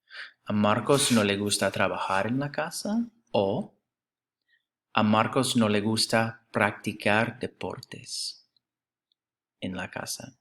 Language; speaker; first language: Spanish; non-native, fluent; English